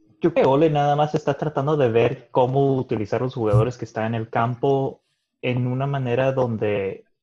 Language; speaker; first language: Spanish; early bilingual, heritage; Spanish